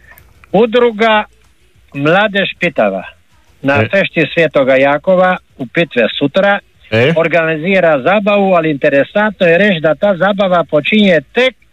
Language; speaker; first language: Serbian; native; Serbian